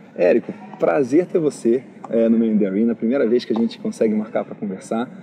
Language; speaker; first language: Portuguese; native; Portuguese